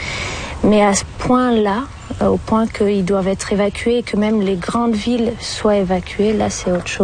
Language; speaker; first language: French; native; French